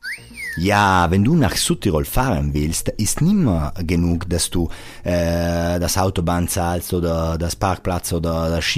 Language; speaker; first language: German; non-native, local second language; Italian